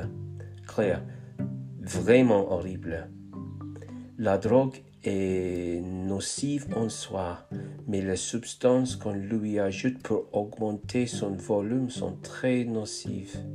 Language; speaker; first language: French; non-native, learner; English